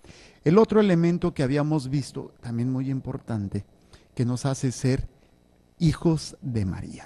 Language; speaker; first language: Spanish; native; Spanish